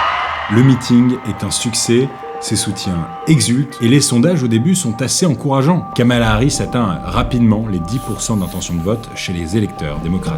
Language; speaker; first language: French; native; French